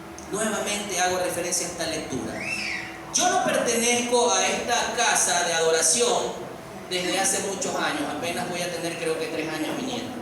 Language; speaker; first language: Spanish; native; Spanish